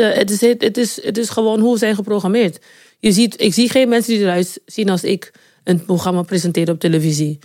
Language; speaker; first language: Dutch; native; Dutch